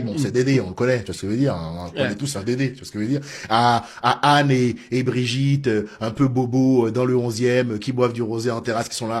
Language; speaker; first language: French; native; French